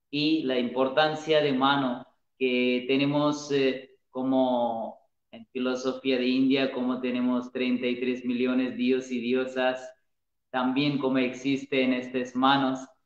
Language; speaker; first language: Spanish; non-native, learner; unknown